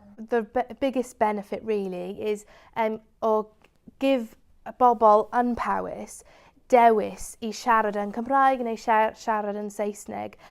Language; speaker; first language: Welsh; non-native, local second language; English